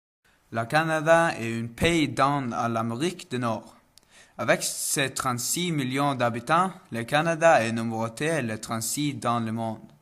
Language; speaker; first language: French; non-native, learner; Norwegian